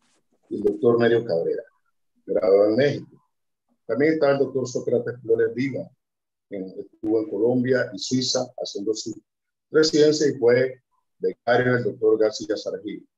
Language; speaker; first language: Spanish; native; Spanish